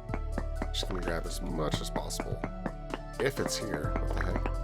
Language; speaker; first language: English; native; English